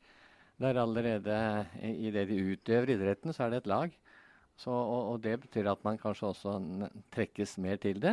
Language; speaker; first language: Norwegian; native; Norwegian